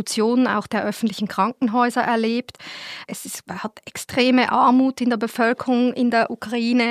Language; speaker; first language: German; native; German